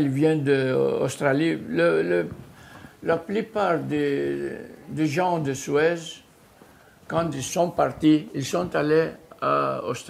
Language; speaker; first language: French; non-native, fluent; Greek